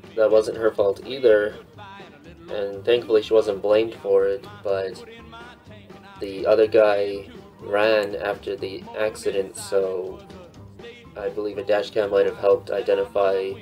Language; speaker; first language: English; native; English